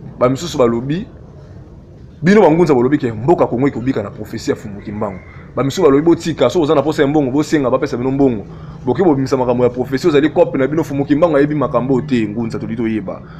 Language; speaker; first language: Lingala; non-native, local second language; Kongo